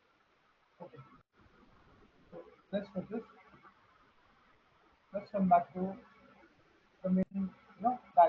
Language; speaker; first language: English; non-native, fluent; Hindi